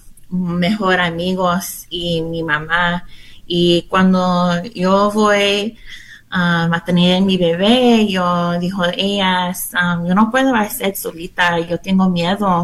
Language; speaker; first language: Spanish; non-native, learner; English